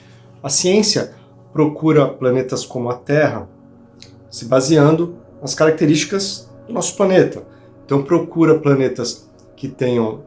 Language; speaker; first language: Portuguese; native; Portuguese